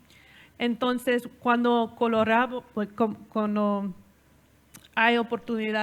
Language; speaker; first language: Spanish; non-native, learner; English